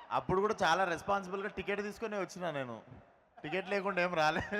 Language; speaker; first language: Telugu; native; Telugu